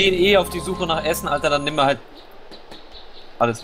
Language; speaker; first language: German; native; German